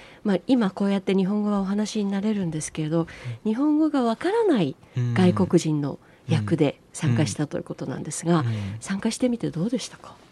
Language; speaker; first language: Japanese; native; Japanese